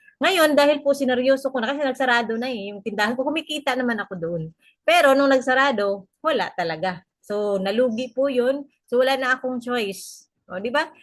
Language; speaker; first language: Filipino; non-native, local second language; Cebuano